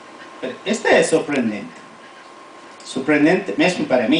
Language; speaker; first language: Spanish; non-native, fluent; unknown